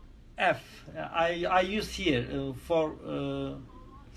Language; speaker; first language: English; non-native, learner; Turkish